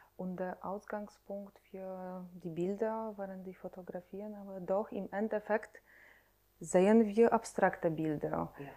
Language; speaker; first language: German; non-native, fluent; Polish